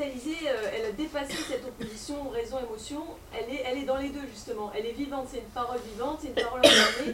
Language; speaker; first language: French; native; French